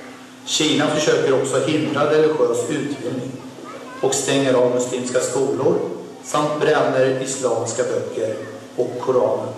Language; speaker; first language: Swedish; non-native, fluent; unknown